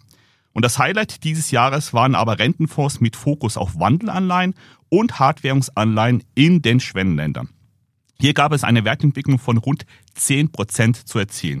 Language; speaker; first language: German; native; German